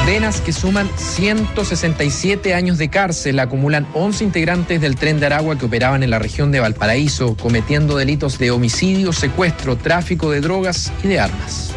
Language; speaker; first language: Spanish; native; Spanish